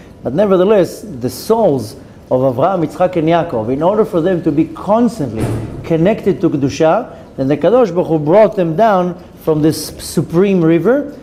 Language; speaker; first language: English; non-native, fluent; Hebrew